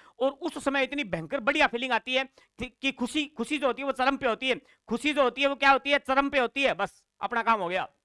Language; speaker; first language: Hindi; native; Hindi